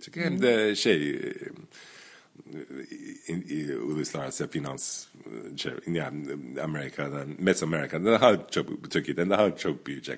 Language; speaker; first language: Turkish; non-native, fluent; English